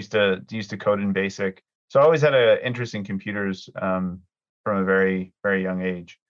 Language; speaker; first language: English; early bilingual, other home language; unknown